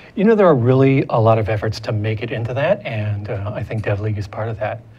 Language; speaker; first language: English; native; English